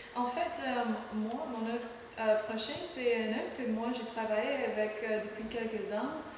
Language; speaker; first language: French; non-native, learner; English